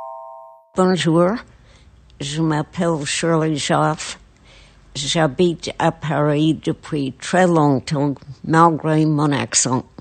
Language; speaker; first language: French; non-native, fluent; English